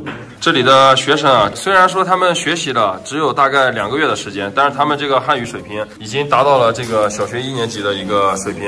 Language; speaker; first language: Chinese; native; Chinese